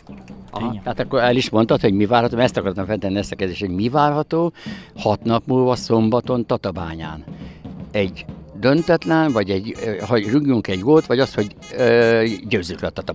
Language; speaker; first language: Hungarian; native; Hungarian